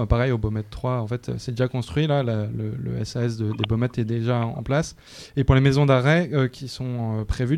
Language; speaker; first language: French; native; French